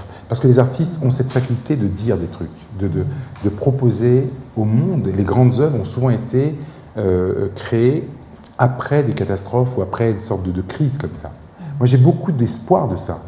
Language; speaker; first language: French; native; French